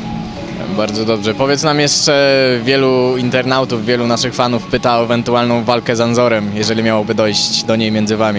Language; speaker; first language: Polish; native; Polish